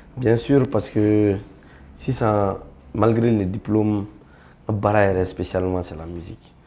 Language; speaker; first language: French; non-native, local second language; Tamasheq